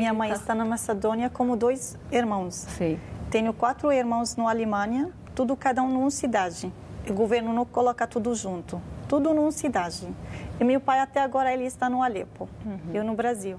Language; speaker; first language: Portuguese; non-native, learner; Arabic